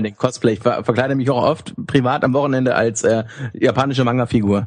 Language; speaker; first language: German; native; German